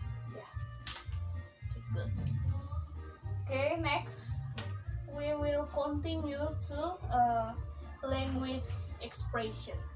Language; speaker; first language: English; non-native, learner; Indonesian